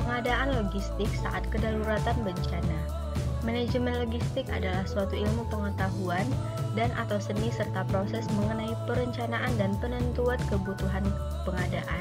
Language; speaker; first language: Indonesian; native; Indonesian